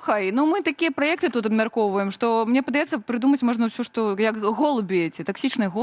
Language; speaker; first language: Belarusian; native; Belarusian